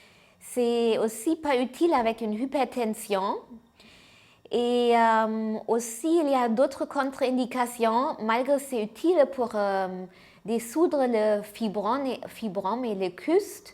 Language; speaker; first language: French; non-native, fluent; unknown